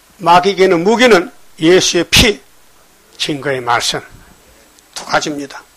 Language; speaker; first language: Korean; native; Korean